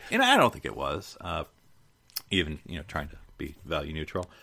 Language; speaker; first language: English; native; English